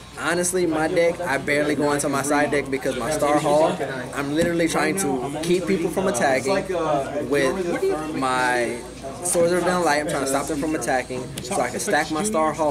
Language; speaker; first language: English; native; English